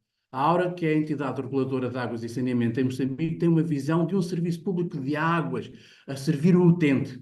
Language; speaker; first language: Portuguese; native; Portuguese